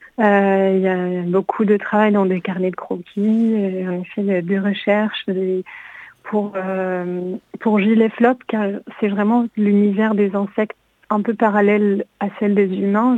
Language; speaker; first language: French; non-native, fluent; Hebrew